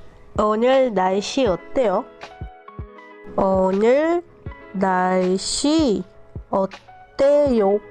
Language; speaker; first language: Korean; non-native, fluent; Hindi